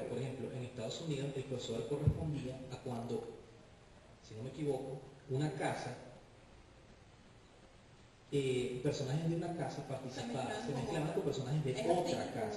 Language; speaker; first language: Spanish; native; Spanish